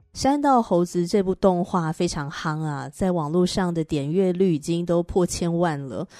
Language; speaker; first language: Chinese; native; Chinese